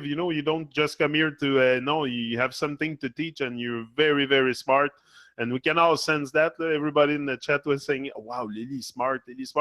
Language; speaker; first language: English; non-native, fluent; French